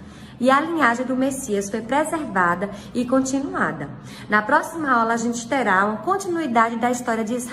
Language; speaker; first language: Portuguese; native; Portuguese